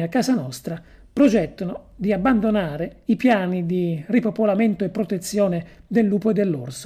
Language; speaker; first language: Italian; native; Italian